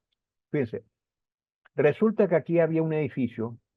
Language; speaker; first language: Spanish; native; Spanish